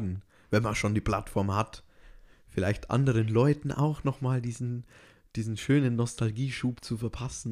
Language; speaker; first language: German; native; German